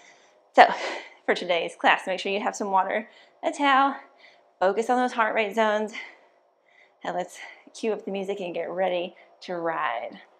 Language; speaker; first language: English; native; English